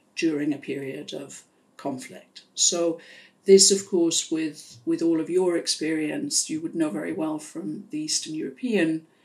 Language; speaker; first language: English; native; English